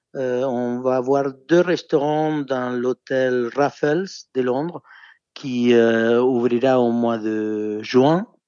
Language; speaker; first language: French; non-native, fluent; Spanish